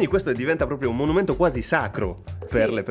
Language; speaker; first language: Italian; native; Italian